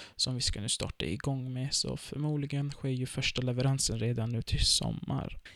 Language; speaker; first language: Swedish; early bilingual, other home language; Turkish